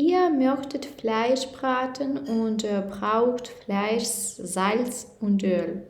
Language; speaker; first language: German; non-native, fluent; Ukrainian